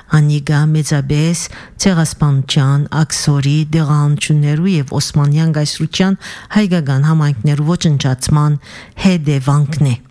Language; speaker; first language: Armenian; early bilingual, heritage; Armenian